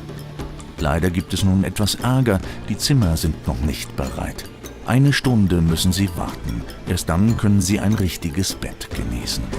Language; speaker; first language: German; native; German